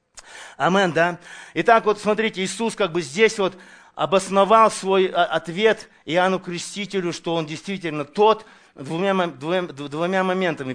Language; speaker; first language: Russian; native; Russian